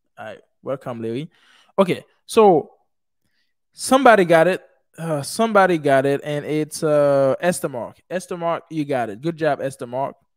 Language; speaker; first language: English; non-native, fluent; Haitian Creole